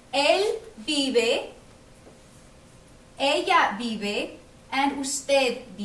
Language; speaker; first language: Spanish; non-native, fluent; English